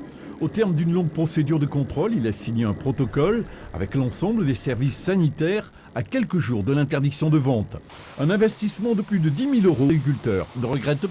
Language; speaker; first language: French; native; French